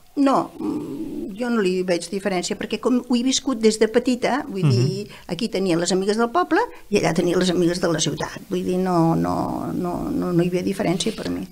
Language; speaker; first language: Catalan; native; Catalan